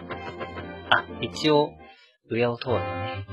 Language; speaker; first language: Japanese; native; Japanese